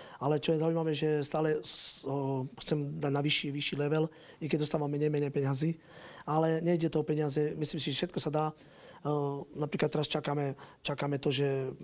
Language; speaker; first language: Slovak; non-native, local second language; Romany